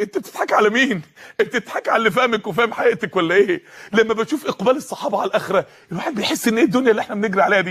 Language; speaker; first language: Arabic; native; Arabic